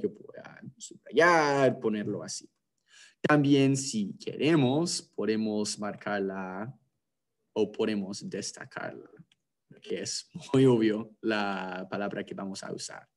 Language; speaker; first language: Spanish; non-native, fluent; English